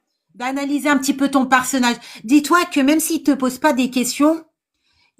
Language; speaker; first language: French; native; French